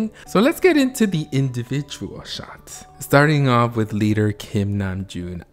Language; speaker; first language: English; native; English